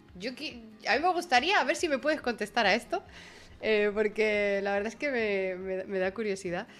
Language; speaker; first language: Spanish; native; Spanish